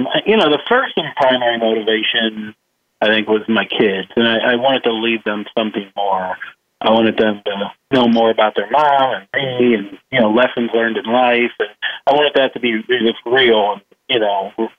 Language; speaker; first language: English; native; English